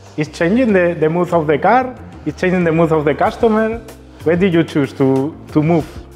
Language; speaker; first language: English; non-native, fluent; Spanish